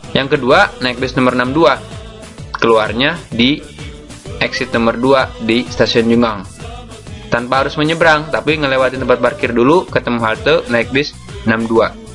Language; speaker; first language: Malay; native; Malay